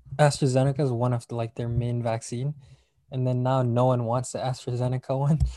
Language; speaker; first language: English; non-native, local second language; Malay